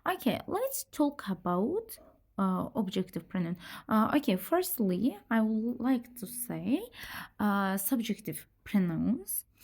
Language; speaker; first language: English; non-native, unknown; Azerbaijani